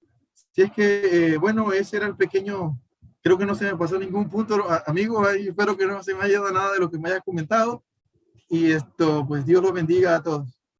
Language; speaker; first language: Spanish; native; Spanish